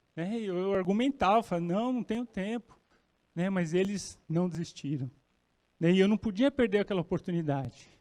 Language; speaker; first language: Portuguese; native; Portuguese